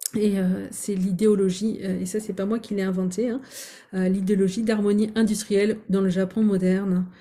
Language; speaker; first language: French; native; French